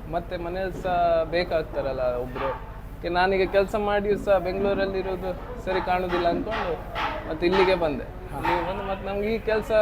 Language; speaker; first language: Kannada; native; Kannada